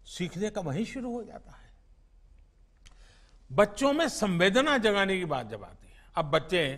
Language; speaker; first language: Hindi; native; Hindi